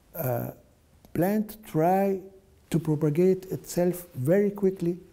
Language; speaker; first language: English; non-native, fluent; Arabic